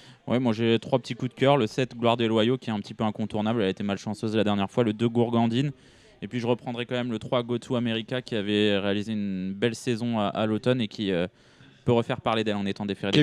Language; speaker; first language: French; native; French